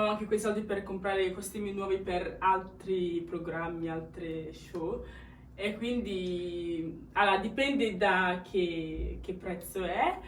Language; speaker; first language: Italian; early bilingual, other home language; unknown